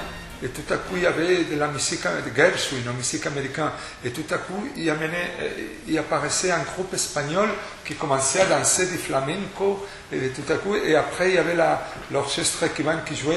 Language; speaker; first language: French; non-native, fluent; Spanish